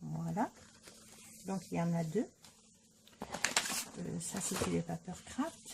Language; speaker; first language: French; native; French